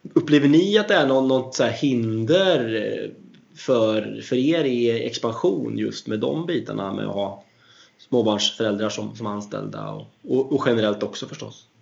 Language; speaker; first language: Swedish; native; Swedish